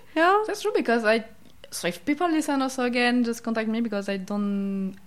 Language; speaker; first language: English; non-native, learner; French